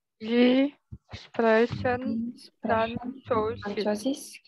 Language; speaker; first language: German; non-native, learner; Indonesian